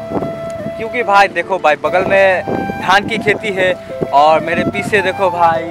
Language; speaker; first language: Hindi; non-native, local second language; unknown